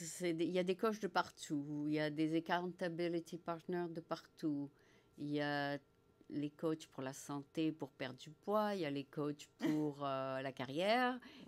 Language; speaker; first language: French; native; French